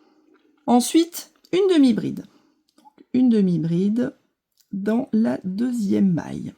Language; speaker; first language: French; native; French